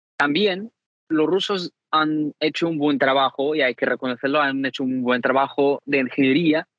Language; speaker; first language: Spanish; non-native, fluent; Ukrainian